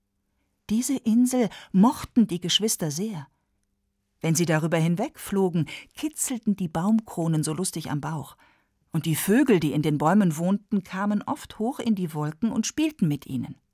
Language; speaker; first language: German; native; German